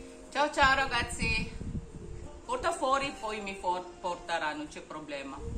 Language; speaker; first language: Italian; non-native, learner; Filipino